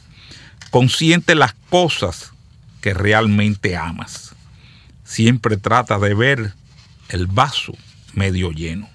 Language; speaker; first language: Spanish; native; Spanish